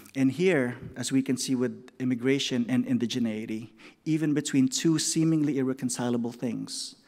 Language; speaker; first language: English; non-native, local second language; Filipino